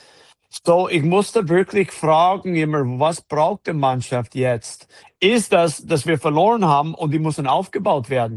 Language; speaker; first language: German; non-native, fluent; English